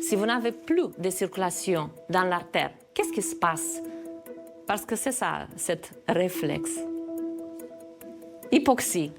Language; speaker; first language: French; non-native, fluent; Romanian